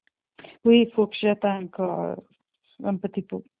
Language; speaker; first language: French; non-native, learner; Portuguese